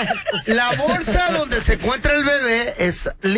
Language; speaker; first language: Spanish; native; Spanish